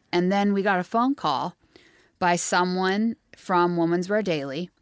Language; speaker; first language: English; native; English